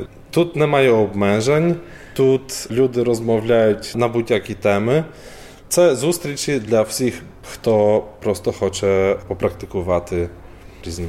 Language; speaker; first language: Ukrainian; non-native, fluent; Polish